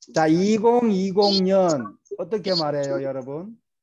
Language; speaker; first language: Korean; native; Korean